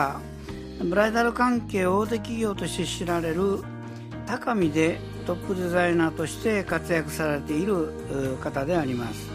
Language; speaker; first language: Japanese; native; Japanese